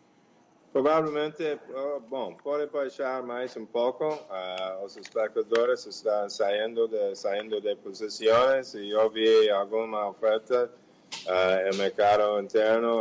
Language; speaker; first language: Portuguese; non-native, fluent; English